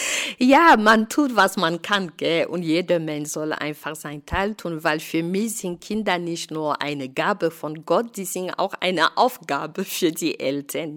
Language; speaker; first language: German; non-native, fluent; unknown